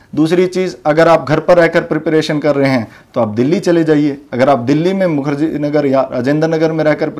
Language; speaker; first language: Hindi; native; Hindi